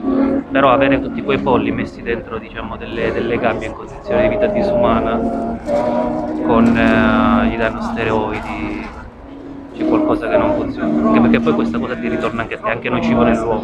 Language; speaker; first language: Italian; native; Italian